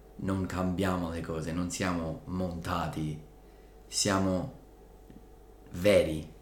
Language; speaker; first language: Italian; non-native, fluent; English